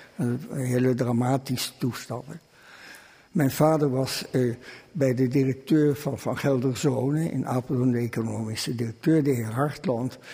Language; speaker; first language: Dutch; early bilingual, other home language; German